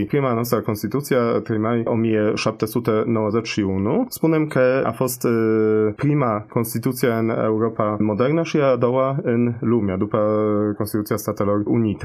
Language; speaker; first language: Romanian; non-native, fluent; Polish